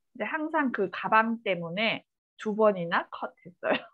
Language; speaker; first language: Korean; native; Korean